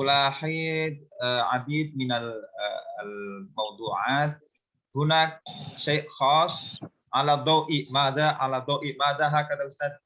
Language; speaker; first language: Arabic; non-native, learner; Indonesian